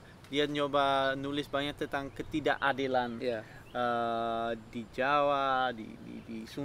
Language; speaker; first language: Indonesian; non-native, fluent; Dutch